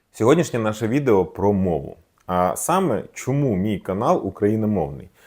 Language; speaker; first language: Ukrainian; non-native, local second language; Russian